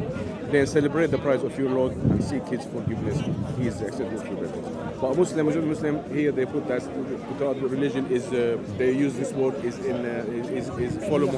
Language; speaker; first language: English; non-native, fluent; Arabic